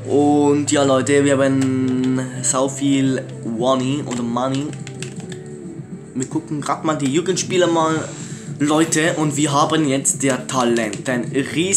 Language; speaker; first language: German; early bilingual, other home language; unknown